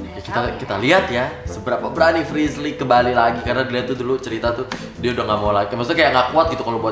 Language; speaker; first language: Indonesian; native; Indonesian